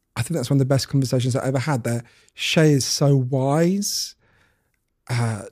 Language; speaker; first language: English; native; English